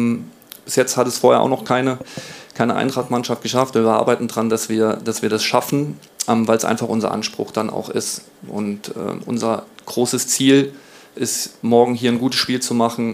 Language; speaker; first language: German; native; German